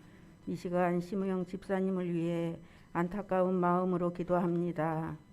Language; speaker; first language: Korean; native; Korean